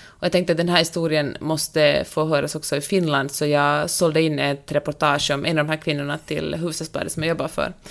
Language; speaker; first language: Swedish; native; Swedish